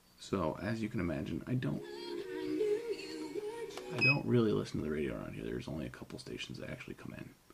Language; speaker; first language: English; native; English